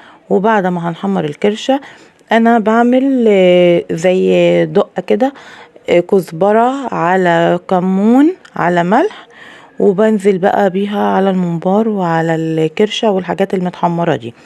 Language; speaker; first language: Arabic; native; Arabic